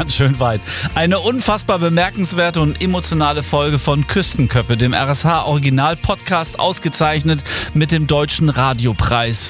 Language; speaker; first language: German; native; German